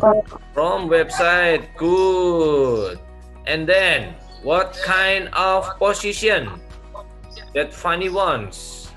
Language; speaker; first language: English; non-native, learner; Indonesian